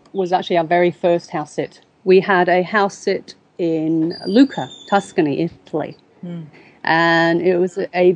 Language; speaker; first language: English; native; English